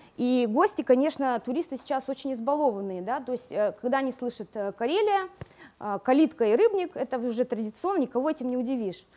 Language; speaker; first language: Russian; native; Russian